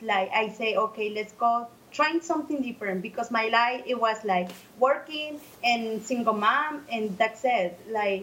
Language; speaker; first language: English; non-native, learner; Spanish